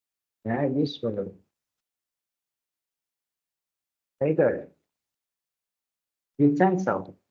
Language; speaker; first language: English; non-native, fluent; Indonesian